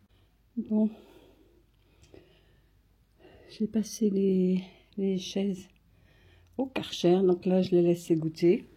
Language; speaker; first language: French; native; French